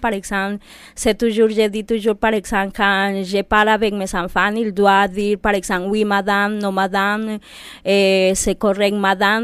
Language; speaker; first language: French; non-native, fluent; Spanish